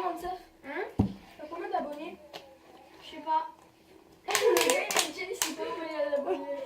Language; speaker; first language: French; native; French